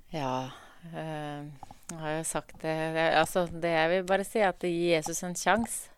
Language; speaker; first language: Norwegian; native; Norwegian